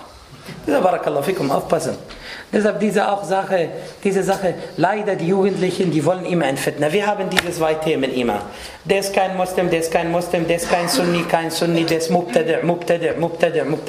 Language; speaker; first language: German; non-native, fluent; Arabic